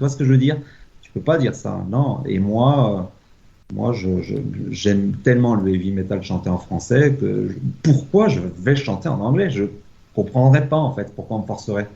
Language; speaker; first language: French; native; French